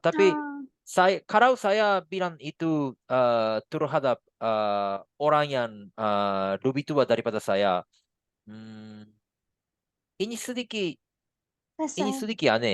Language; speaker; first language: Indonesian; non-native, fluent; Japanese